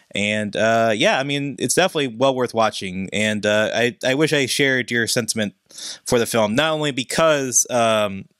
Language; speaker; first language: English; native; English